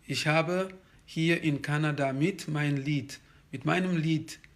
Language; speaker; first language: German; non-native, fluent; Kabuverdianu